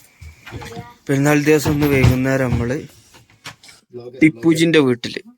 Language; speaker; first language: Malayalam; native; Malayalam